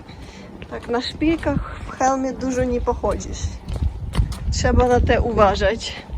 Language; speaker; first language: Polish; non-native, learner; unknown